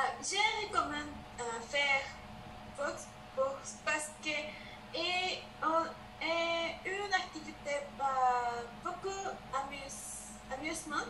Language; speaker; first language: French; non-native, learner; Spanish